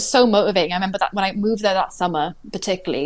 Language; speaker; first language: English; native; English